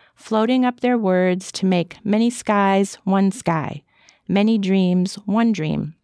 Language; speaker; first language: English; native; English